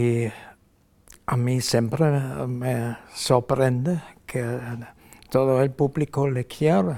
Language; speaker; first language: Spanish; non-native, fluent; German